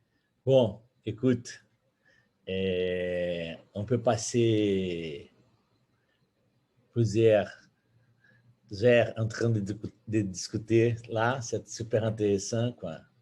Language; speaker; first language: French; non-native, fluent; Portuguese